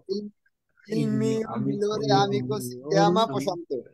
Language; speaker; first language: Italian; non-native, learner; Bangla